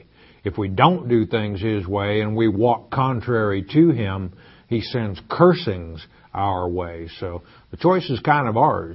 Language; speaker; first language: English; native; English